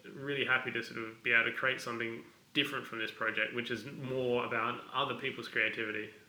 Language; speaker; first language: English; native; English